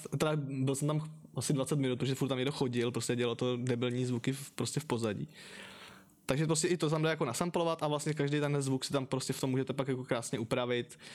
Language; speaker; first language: Czech; native; Czech